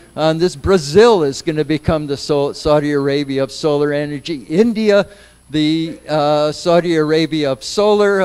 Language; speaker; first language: English; native; English